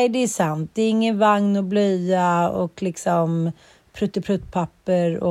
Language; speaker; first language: Swedish; native; Swedish